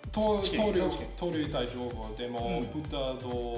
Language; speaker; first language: Japanese; non-native, learner; German